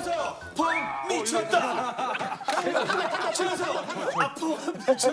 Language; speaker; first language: Korean; native; Korean